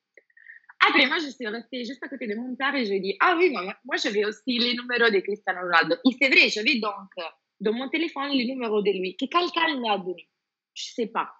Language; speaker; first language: French; non-native, fluent; Spanish